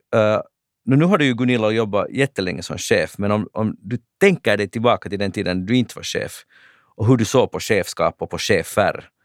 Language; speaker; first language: Swedish; native; Swedish